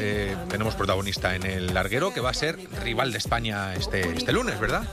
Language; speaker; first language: Spanish; native; Spanish